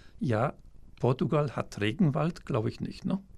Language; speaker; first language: German; native; German